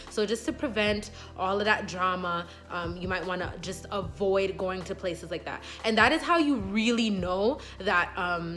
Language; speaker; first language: English; native; English